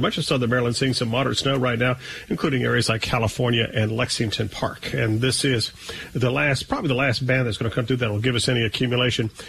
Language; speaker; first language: English; native; English